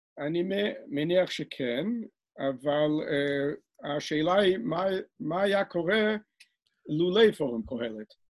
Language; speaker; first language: Hebrew; non-native, fluent; English